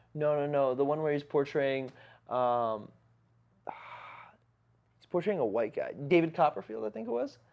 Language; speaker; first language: English; early bilingual, other home language; Hindi